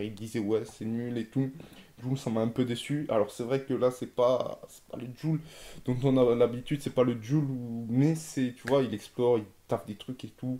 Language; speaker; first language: French; native; French